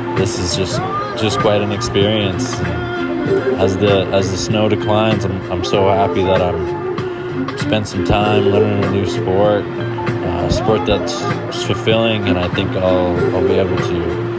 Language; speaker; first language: English; native; English